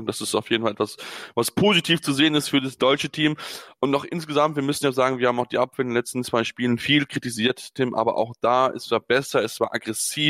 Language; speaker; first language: German; native; German